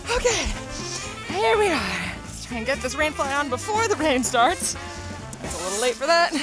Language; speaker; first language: English; native; English